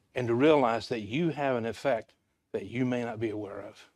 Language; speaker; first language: English; native; English